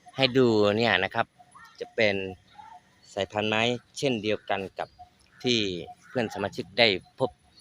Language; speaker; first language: Thai; non-native, local second language; Malay